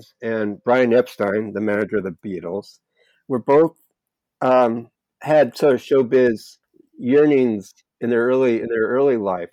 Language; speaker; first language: English; native; English